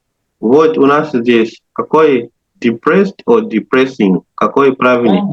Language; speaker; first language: Russian; non-native, learner; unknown